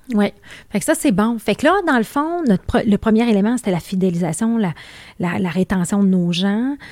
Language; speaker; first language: French; native; French